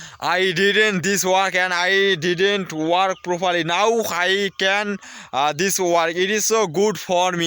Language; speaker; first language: English; non-native, learner; Bangla